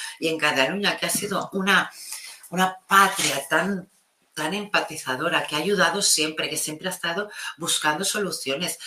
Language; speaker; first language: Spanish; non-native, local second language; Catalan